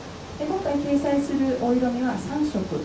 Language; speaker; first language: Japanese; native; Japanese